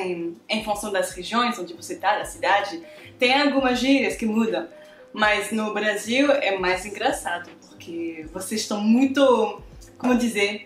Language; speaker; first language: Portuguese; non-native, fluent; French